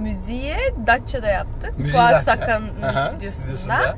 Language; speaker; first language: Turkish; early bilingual, heritage; Turkish